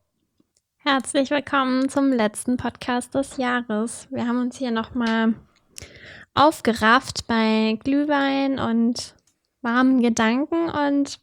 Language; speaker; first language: German; native; German